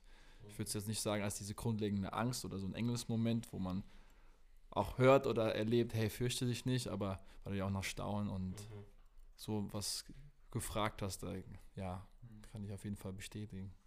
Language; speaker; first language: German; native; German